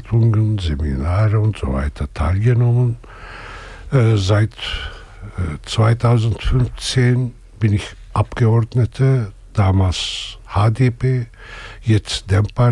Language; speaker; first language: German; non-native, fluent; Kurdish